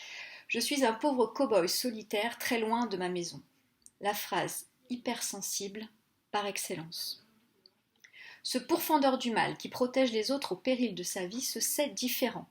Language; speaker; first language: French; native; French